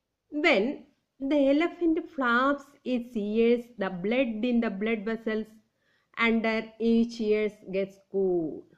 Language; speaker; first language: English; non-native, local second language; Malayalam